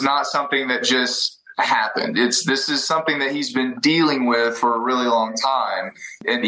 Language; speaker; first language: English; native; English